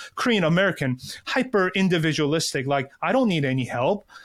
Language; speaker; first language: English; early bilingual, other home language; Korean